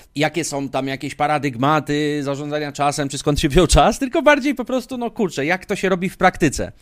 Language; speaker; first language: Polish; native; Polish